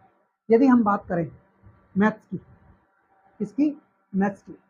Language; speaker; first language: Hindi; native; Hindi